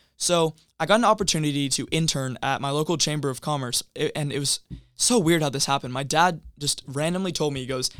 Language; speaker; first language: English; native; English